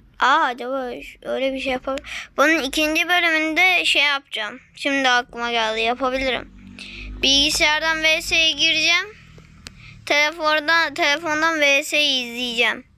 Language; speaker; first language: Turkish; native; Turkish